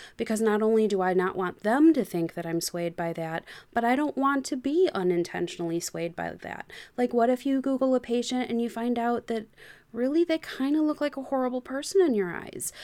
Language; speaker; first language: English; native; English